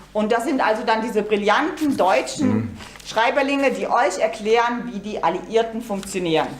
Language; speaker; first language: German; native; German